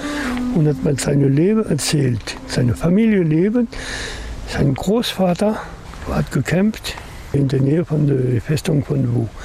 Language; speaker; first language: German; non-native, learner; French